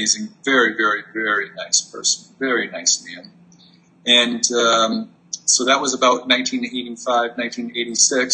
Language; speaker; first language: English; native; English